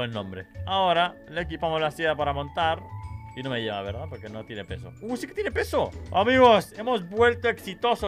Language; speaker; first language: Spanish; native; Spanish